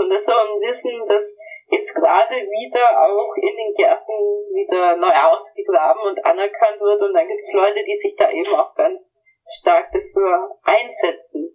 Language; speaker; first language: German; native; German